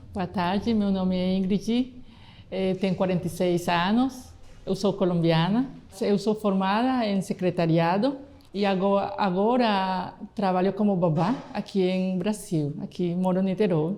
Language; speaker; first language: Portuguese; non-native, fluent; Spanish